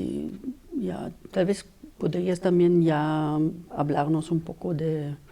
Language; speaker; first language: Spanish; non-native, fluent; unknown